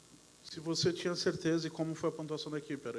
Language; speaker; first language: Portuguese; native; Portuguese